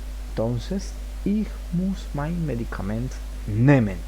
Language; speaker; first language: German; non-native, fluent; Spanish